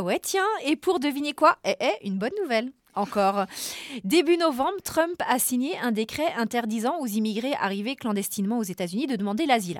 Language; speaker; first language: French; native; French